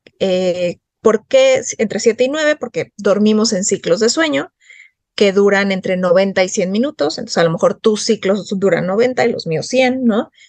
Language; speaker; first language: Spanish; native; Spanish